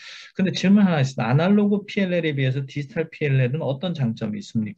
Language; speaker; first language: Korean; native; Korean